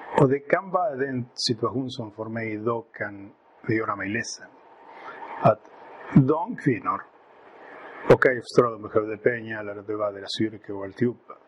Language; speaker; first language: Swedish; non-native, fluent; Spanish